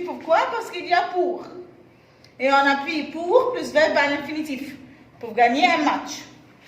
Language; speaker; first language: French; non-native, fluent; Arabic